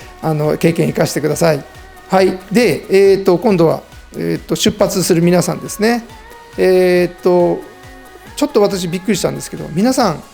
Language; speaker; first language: Japanese; native; Japanese